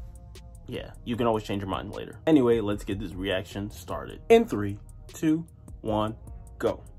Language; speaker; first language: English; native; English